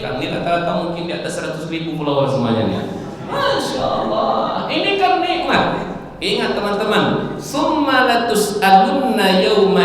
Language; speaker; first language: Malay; native; Malay